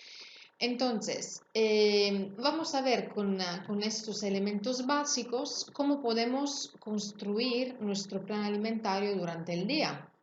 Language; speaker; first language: Spanish; non-native, fluent; Italian